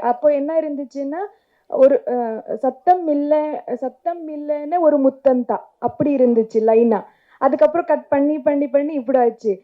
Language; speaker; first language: Tamil; non-native, learner; Kannada